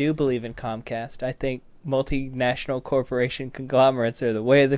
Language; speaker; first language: English; native; English